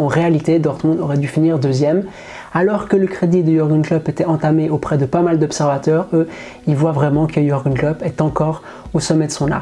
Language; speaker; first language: French; native; French